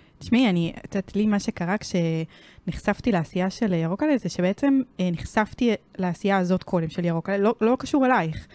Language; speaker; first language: Hebrew; native; Hebrew